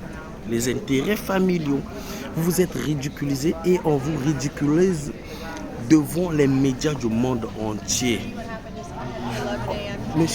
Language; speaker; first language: French; non-native, local second language; Lingala